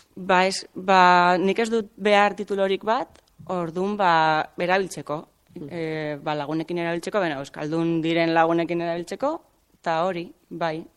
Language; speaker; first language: Basque; non-native, local second language; Spanish